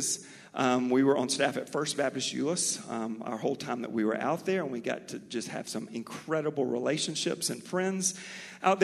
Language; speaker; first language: English; native; English